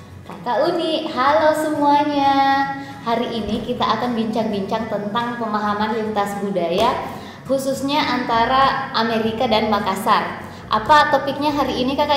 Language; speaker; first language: Indonesian; native; Indonesian